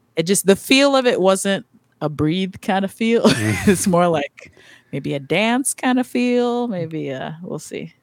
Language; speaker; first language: English; native; English